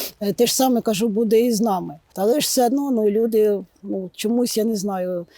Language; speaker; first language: Ukrainian; non-native, local second language; Russian